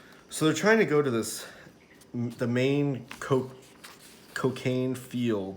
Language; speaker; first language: English; native; English